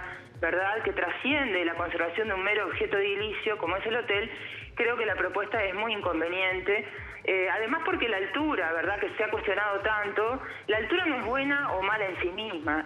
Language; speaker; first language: Spanish; native; Spanish